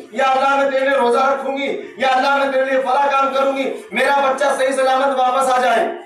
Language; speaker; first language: Urdu; native; Urdu